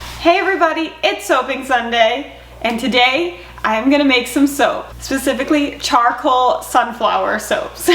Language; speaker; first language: English; native; English